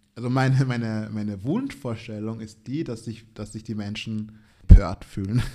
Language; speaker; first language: German; early bilingual, other home language; Swahili